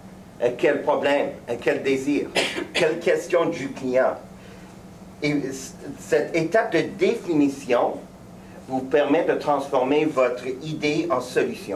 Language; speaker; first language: French; native; French